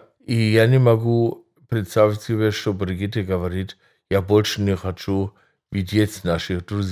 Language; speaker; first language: Russian; non-native, fluent; German